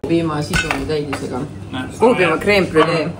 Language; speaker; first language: Estonian; native; Estonian